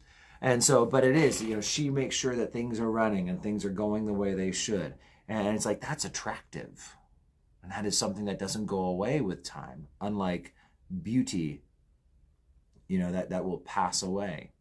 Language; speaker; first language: English; native; English